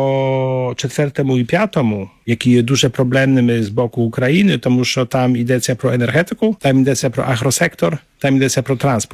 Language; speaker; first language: Polish; non-native, learner; Ukrainian